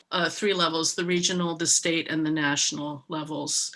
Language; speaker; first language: English; native; English